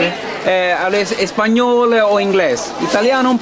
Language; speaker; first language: Italian; non-native, learner; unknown